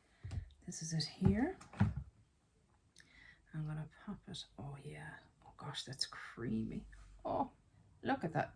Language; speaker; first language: English; native; English